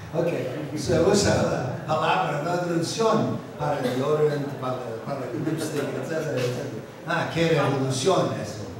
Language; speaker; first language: Spanish; non-native, fluent; English